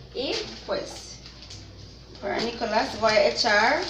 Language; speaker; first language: Spanish; non-native, fluent; English